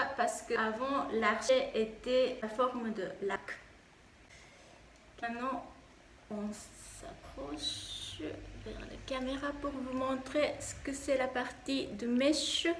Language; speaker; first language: French; non-native, fluent; Japanese